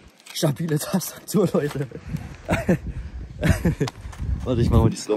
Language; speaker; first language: German; native; German